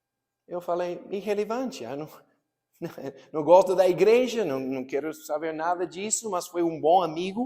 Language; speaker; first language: Portuguese; non-native, fluent; English